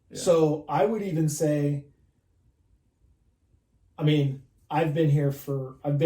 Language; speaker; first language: English; native; English